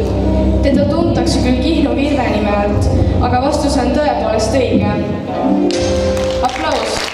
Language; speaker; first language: Estonian; native; Estonian